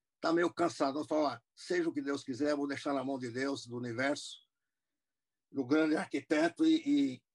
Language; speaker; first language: Portuguese; non-native, fluent; English